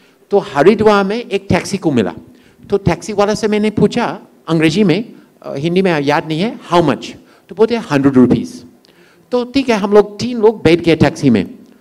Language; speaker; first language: Hindi; non-native, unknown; English